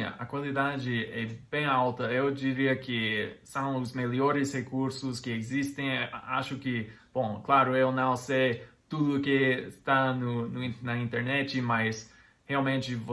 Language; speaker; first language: Portuguese; non-native, fluent; English